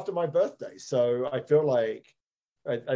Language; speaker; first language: English; native; English